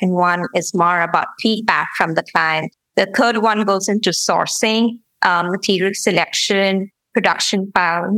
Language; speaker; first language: English; non-native, local second language; Gujarati